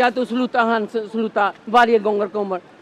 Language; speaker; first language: Swedish; non-native, learner; Urdu